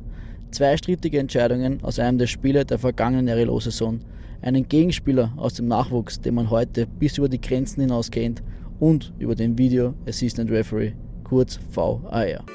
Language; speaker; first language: German; native; German